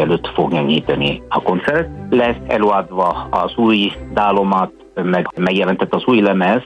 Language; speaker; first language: Hungarian; non-native, fluent; Italian